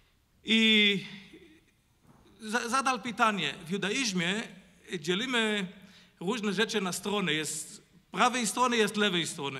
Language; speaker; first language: Polish; non-native, fluent; Hebrew